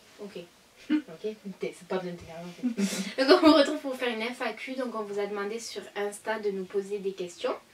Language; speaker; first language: French; early bilingual, other home language; Arabic